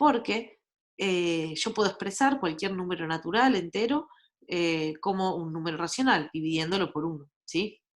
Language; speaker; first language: Spanish; native; Spanish